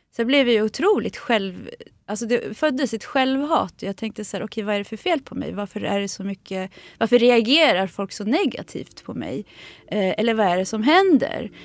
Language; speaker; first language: Swedish; early bilingual, other home language; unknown